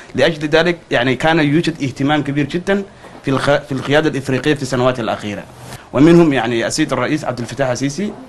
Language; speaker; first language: Arabic; non-native, fluent; Somali